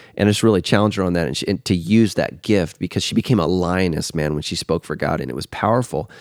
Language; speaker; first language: English; native; English